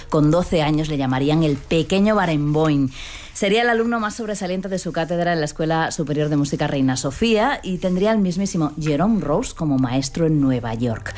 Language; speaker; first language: Spanish; native; Spanish